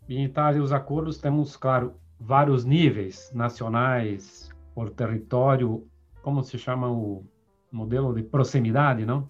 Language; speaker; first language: Spanish; non-native, fluent; Portuguese